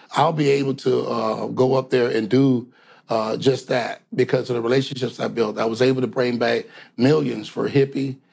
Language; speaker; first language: English; native; English